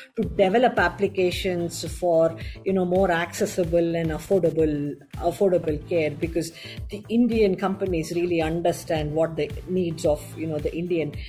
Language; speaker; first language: English; non-native, local second language; Tamil